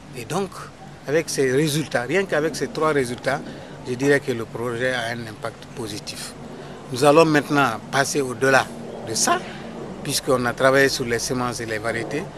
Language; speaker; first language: French; non-native, local second language; Susu